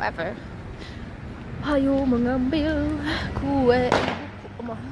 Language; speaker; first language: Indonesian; non-native, learner; Turkish